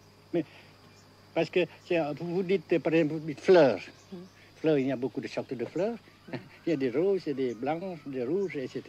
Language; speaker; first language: French; non-native, fluent; Vietnamese